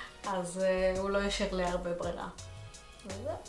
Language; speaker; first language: Hebrew; early bilingual, other home language; Russian